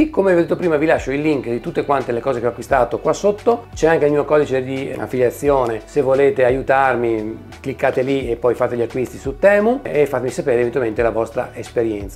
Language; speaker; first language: Italian; native; Italian